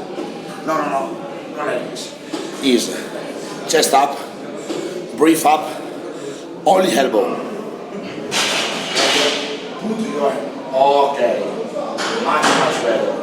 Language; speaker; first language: English; non-native, learner; Italian